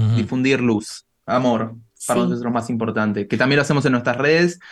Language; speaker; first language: Spanish; native; Spanish